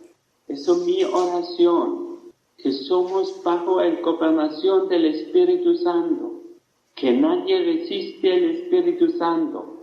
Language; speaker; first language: Spanish; non-native, fluent; German